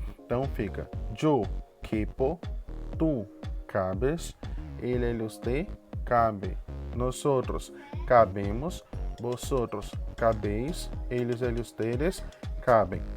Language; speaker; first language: Spanish; non-native, fluent; Portuguese